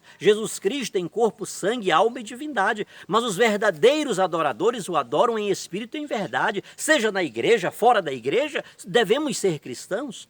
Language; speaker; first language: Portuguese; native; Portuguese